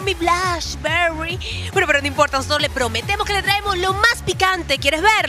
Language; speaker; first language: Spanish; native; Spanish